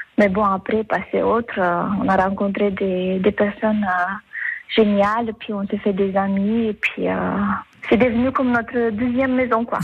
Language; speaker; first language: French; non-native, fluent; Romanian